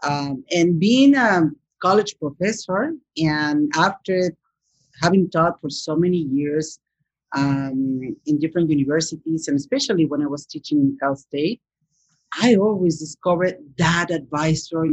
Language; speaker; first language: English; non-native, fluent; Spanish